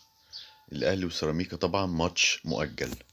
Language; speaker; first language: Arabic; native; Arabic